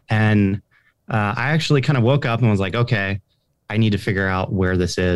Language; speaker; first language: English; native; English